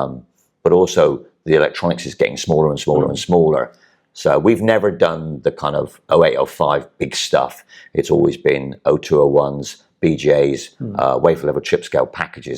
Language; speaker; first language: English; native; English